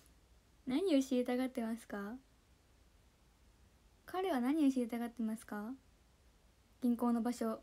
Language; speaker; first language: English; non-native, learner; Japanese